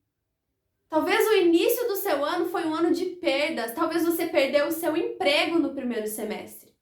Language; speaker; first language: Portuguese; native; Portuguese